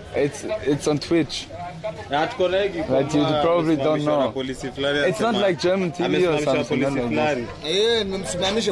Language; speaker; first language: English; non-native, learner; German